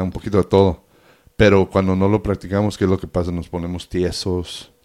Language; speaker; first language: Spanish; early bilingual, heritage; Spanish